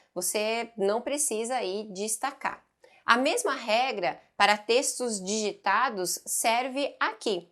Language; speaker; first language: Portuguese; native; Portuguese